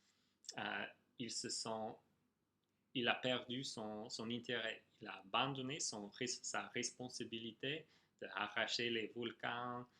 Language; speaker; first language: French; non-native, fluent; English